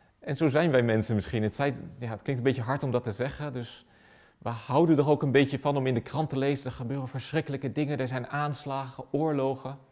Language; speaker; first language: Dutch; native; Dutch